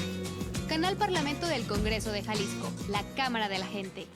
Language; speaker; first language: Spanish; native; Spanish